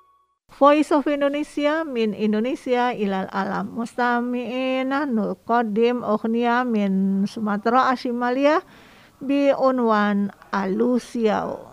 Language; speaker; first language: Arabic; non-native, fluent; Indonesian